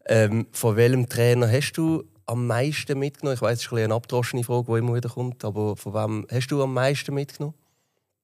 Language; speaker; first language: German; native; German